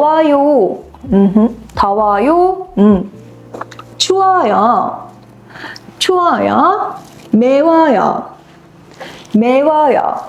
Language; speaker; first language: Korean; non-native, fluent; Mongolian